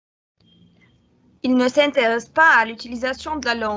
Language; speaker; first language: French; non-native, fluent; Arabic